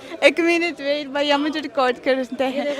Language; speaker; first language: Hindi; non-native, learner; Russian